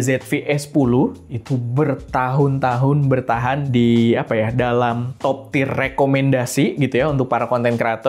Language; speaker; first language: Indonesian; native; Indonesian